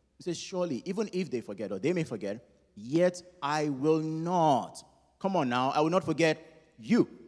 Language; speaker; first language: English; non-native, local second language; Yoruba